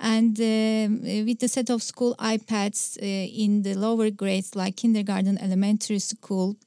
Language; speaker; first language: English; non-native, fluent; Turkish